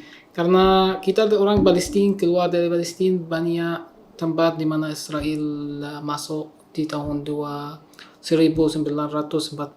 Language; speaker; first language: Indonesian; non-native, learner; Arabic